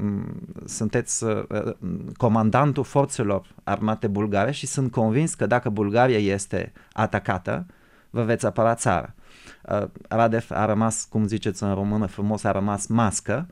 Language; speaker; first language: Romanian; non-native, fluent; Bulgarian